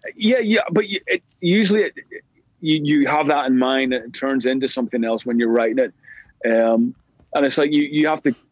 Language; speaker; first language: English; native; English